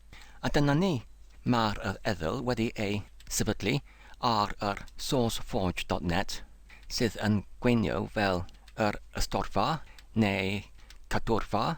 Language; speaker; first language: Welsh; non-native, learner; English